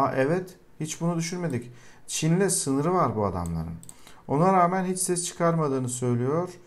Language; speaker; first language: English; non-native, fluent; Turkish